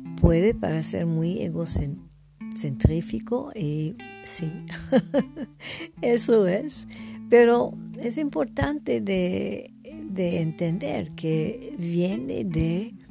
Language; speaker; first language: Spanish; non-native, learner; English